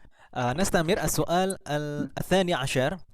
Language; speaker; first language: Arabic; non-native, fluent; Indonesian